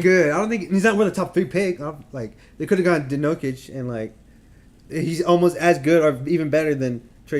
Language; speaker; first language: English; native; English